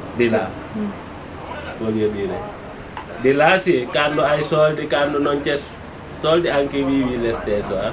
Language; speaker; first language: Italian; non-native, learner; Wolof